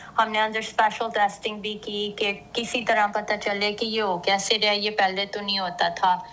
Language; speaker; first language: Urdu; early bilingual, heritage; Urdu